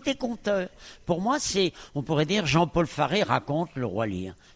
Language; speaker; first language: French; native; French